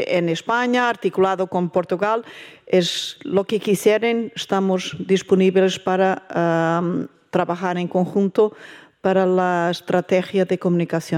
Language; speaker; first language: Spanish; non-native, learner; Portuguese